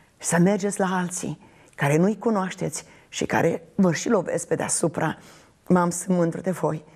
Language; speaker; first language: Romanian; native; Romanian